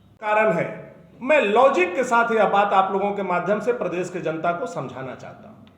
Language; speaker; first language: Hindi; native; Hindi